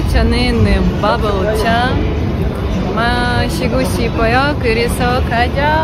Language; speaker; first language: Korean; non-native, learner; Russian